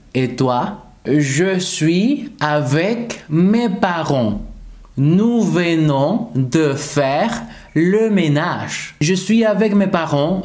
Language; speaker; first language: French; non-native, fluent; Spanish